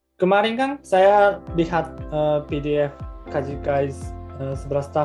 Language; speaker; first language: Indonesian; non-native, learner; Japanese